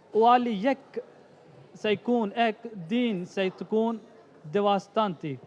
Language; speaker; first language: Maltese; non-native, fluent; Urdu